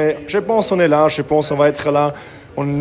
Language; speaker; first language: French; non-native, learner; English